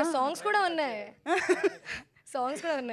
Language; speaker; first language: Telugu; non-native, fluent; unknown